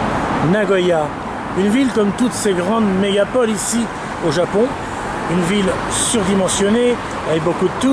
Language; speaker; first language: French; native; French